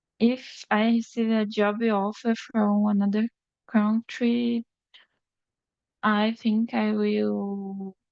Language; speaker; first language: English; non-native, learner; Portuguese